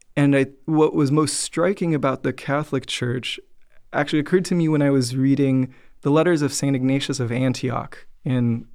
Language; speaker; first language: English; native; English